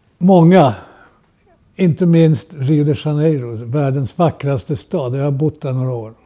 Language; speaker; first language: Swedish; native; Swedish